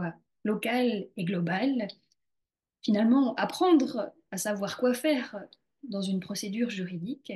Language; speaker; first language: French; native; French